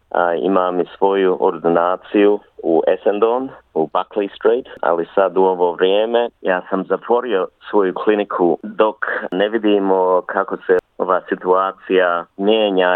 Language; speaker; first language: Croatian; early bilingual, heritage; Bosnian